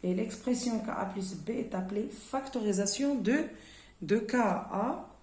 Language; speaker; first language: French; non-native, local second language; Arabic